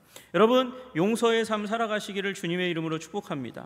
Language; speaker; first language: Korean; native; Korean